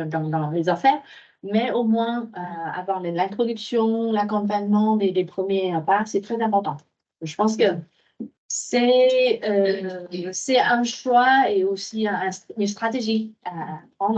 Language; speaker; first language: French; non-native, fluent; Vietnamese